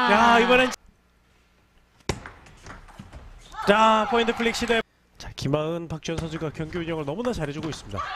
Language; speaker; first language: Korean; native; Korean